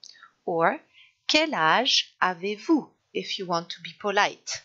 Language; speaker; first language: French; non-native, fluent; English